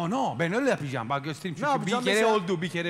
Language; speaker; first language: Turkish; non-native, learner; English